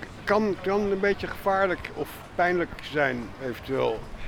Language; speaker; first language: Dutch; native; Dutch